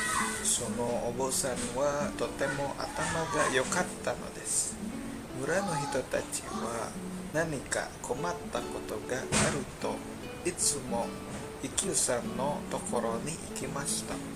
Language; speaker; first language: Japanese; non-native, learner; Indonesian